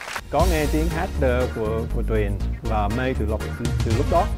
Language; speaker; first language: Vietnamese; non-native, fluent; English